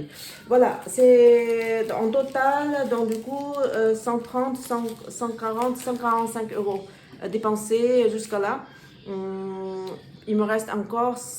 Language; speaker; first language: French; non-native, learner; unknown